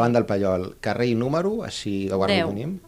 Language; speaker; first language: Catalan; native; Catalan